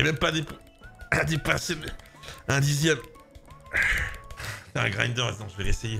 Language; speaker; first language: French; native; French